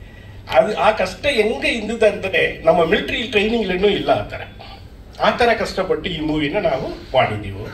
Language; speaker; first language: Kannada; non-native, learner; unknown